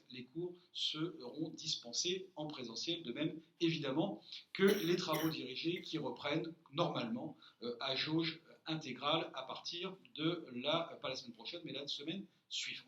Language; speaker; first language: French; native; French